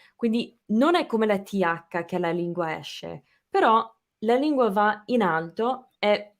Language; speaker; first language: Italian; non-native, fluent; English